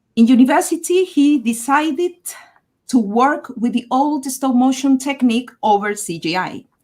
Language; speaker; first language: English; non-native, fluent; Catalan